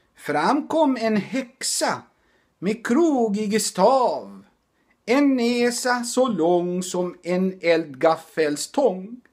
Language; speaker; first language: Swedish; non-native, fluent; Arabic